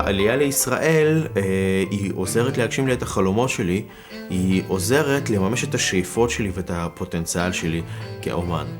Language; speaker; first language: Hebrew; non-native, fluent; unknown